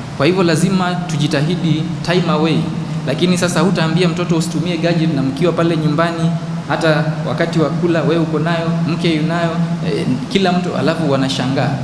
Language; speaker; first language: Swahili; native; Swahili